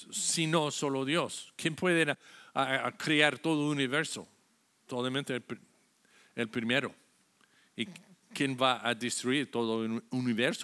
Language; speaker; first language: Spanish; non-native, fluent; English